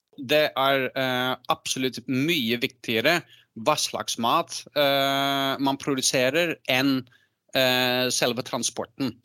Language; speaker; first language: Norwegian; non-native, fluent; Dutch